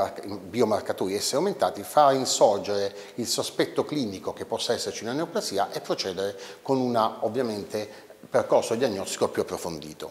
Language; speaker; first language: Italian; native; Italian